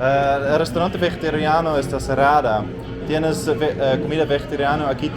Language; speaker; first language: Spanish; non-native, learner; Dutch